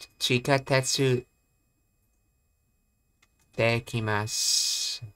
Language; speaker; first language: Japanese; non-native, learner; English